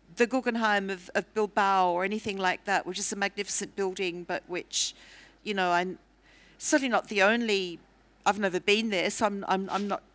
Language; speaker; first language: English; native; English